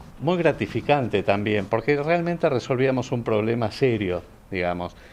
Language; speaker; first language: Spanish; native; Spanish